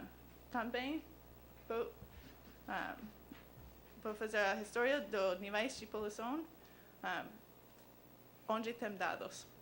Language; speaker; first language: Portuguese; non-native, learner; English